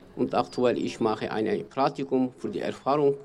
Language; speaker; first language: German; non-native, learner; Kurdish